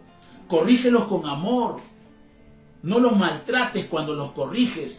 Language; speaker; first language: Spanish; native; Spanish